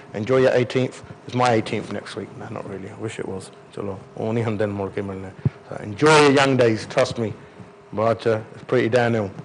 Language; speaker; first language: English; early bilingual, other home language; Punjabi